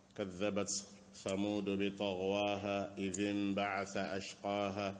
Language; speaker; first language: Arabic; non-native, fluent; Krio